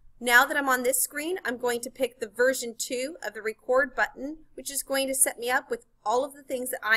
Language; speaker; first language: English; native; English